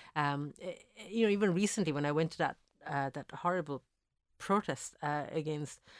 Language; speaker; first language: English; early bilingual, other home language; Italian